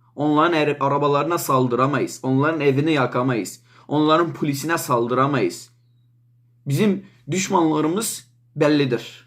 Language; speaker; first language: Turkish; non-native, local second language; Kurdish